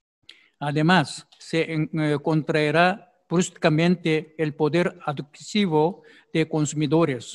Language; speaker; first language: Spanish; non-native, fluent; Korean